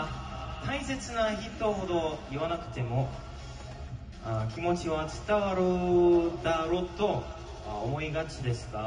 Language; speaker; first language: Japanese; non-native, learner; Korean